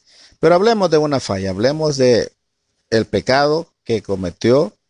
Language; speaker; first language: Spanish; native; Spanish